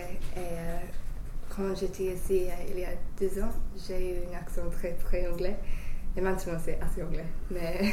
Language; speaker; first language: French; non-native, fluent; English